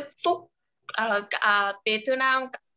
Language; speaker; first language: Korean; non-native, learner; Vietnamese